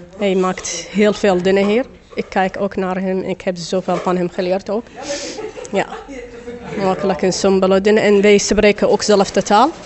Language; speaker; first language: Dutch; non-native, learner; Arabic